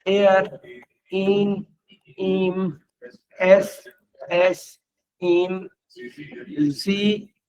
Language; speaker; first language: German; non-native, fluent; Hindi